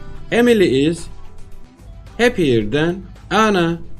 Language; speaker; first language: English; non-native, fluent; Turkish